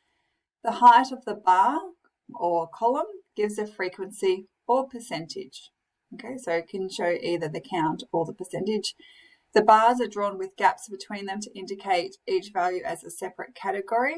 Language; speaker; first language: English; native; English